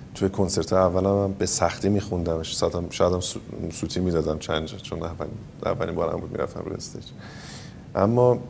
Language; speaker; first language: Persian; native; Persian